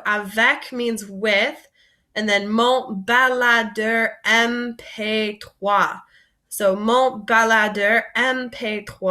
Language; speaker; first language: French; non-native, fluent; English